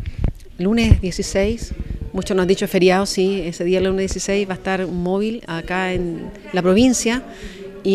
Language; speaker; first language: Spanish; native; Spanish